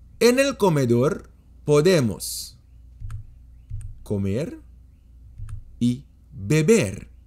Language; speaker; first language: Spanish; non-native, fluent; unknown